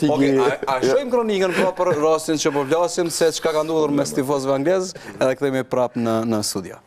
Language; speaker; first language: Albanian; native; Albanian